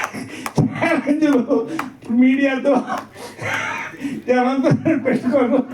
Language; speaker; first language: Telugu; native; Telugu